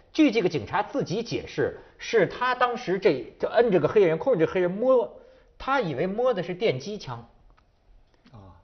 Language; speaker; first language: Chinese; native; Chinese